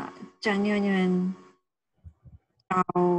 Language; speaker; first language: Chinese; non-native, learner; English